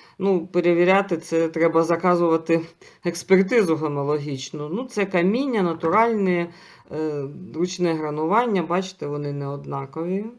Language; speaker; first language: Ukrainian; non-native, local second language; Russian